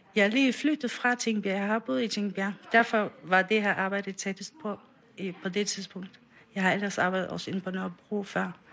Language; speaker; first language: Danish; non-native, local second language; Faroese